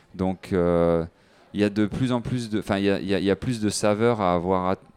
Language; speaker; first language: French; native; French